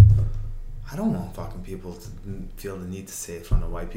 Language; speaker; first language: English; non-native, fluent; Uzbek